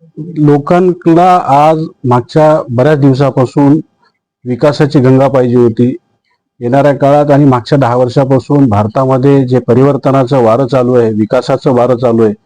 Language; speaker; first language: Marathi; native; Marathi